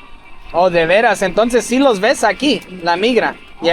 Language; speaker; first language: Spanish; early bilingual, heritage; English